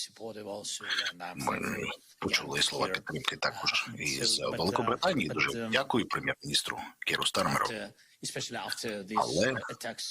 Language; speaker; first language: Ukrainian; non-native, local second language; Russian